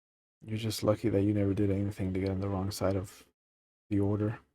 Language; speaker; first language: English; native; English